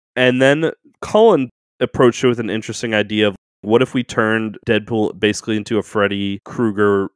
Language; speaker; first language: English; native; English